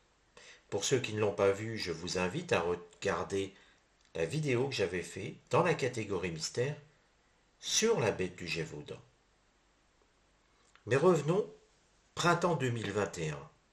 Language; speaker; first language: French; native; French